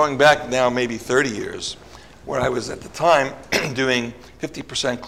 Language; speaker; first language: English; early bilingual, other home language; Italian